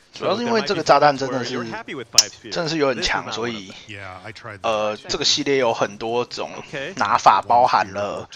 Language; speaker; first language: Chinese; native; Chinese